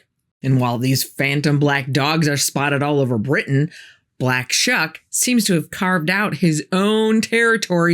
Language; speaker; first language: English; native; English